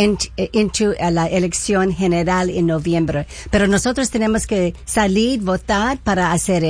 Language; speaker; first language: Spanish; early bilingual, heritage; Spanish